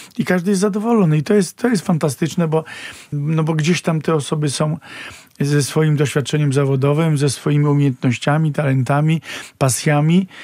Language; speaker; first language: Polish; native; Polish